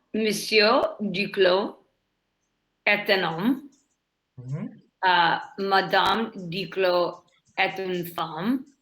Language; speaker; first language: French; non-native, learner; English